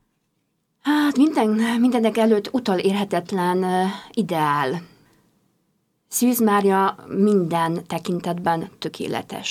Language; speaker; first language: Hungarian; non-native, fluent; Polish